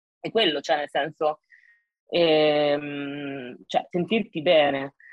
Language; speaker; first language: Italian; early bilingual, other home language; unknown